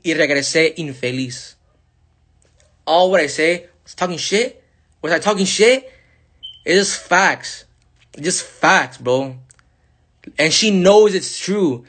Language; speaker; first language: English; early bilingual, other home language; Spanish